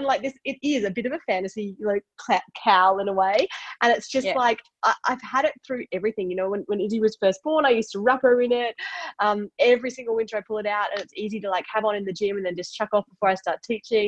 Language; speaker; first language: English; native; English